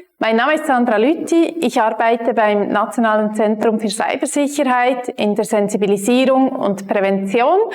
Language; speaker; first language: German; native; German